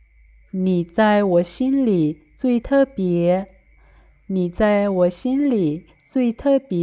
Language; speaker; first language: Chinese; non-native, fluent; Lao